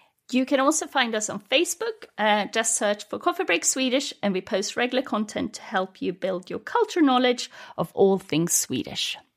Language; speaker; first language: English; non-native, fluent; Swedish